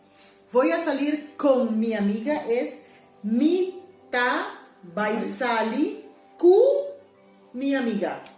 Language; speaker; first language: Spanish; non-native, fluent; Papiamento